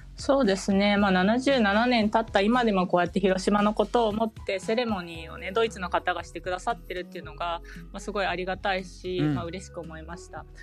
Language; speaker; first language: Japanese; native; Japanese